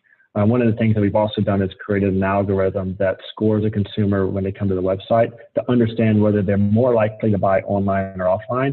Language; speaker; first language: English; native; English